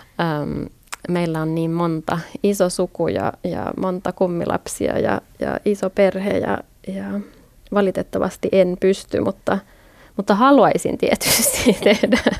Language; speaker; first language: Finnish; non-native, local second language; Swedish